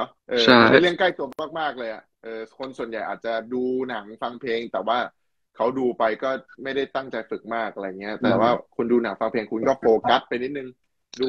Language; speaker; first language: Thai; native; Thai